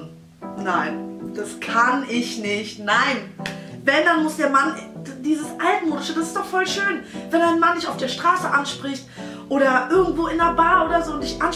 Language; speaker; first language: German; native; German